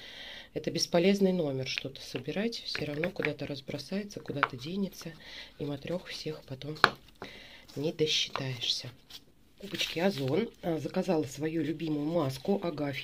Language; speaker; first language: Russian; native; Russian